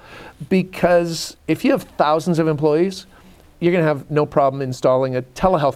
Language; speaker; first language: English; native; English